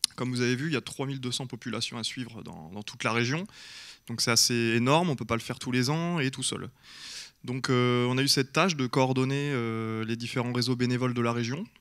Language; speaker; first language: French; native; French